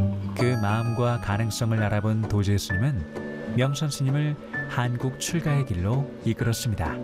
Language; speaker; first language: Korean; native; Korean